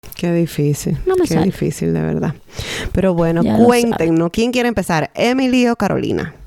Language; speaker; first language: Spanish; native; Spanish